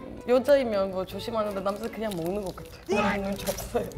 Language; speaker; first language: Korean; non-native, fluent; Turkish